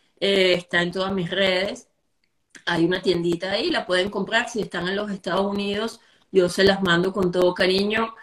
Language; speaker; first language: Spanish; native; Spanish